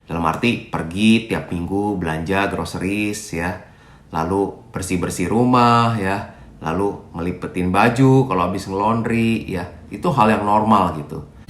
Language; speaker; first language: Indonesian; native; Indonesian